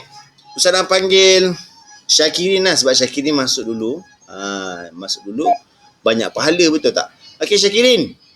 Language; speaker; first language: Malay; native; Malay